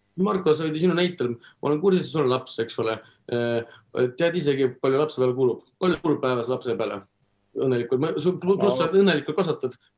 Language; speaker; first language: Estonian; non-native, local second language; Russian